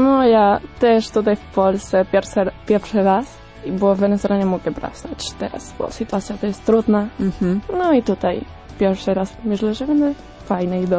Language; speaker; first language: Polish; early bilingual, heritage; Spanish